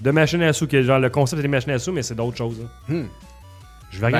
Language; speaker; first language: French; native; French